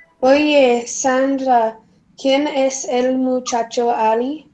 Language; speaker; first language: Spanish; non-native, learner; English